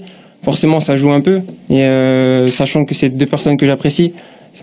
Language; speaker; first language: French; native; French